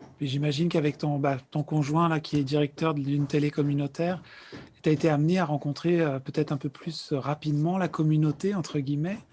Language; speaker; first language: French; native; French